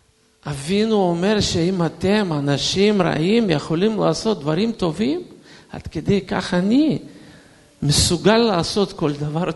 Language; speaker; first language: Hebrew; non-native, fluent; Russian